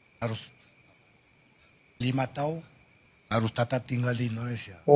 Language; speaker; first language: Indonesian; non-native, fluent; Spanish